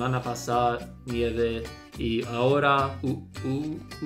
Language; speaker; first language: Spanish; non-native, learner; English